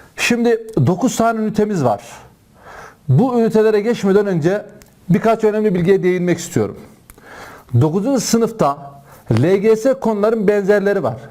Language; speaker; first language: Turkish; native; Turkish